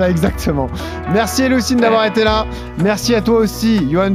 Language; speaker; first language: French; native; French